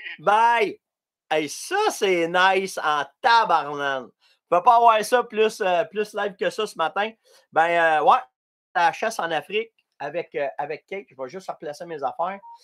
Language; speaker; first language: French; native; French